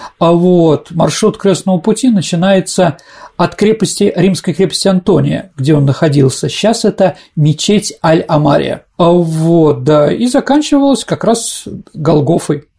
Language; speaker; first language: Russian; native; Russian